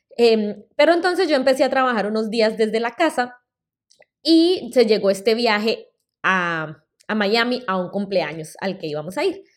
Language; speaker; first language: Spanish; native; Spanish